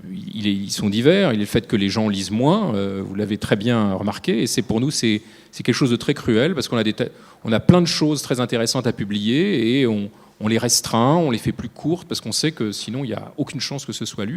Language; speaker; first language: French; native; French